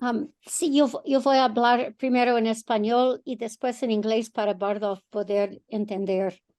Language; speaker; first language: Spanish; non-native, fluent; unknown